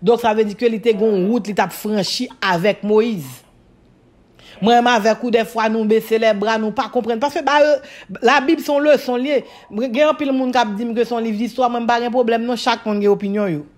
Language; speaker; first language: French; non-native, local second language; Haitian Creole